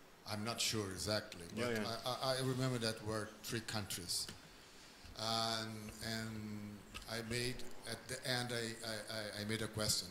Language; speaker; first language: English; non-native, learner; Portuguese